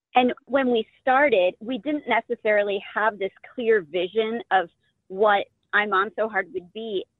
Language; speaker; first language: English; native; English